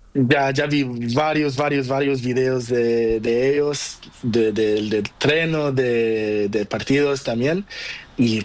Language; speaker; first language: Spanish; non-native, learner; Portuguese